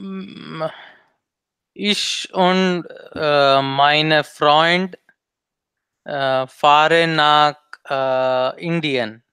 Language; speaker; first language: German; non-native, learner; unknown